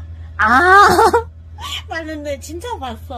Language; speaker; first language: Korean; non-native, learner; Vietnamese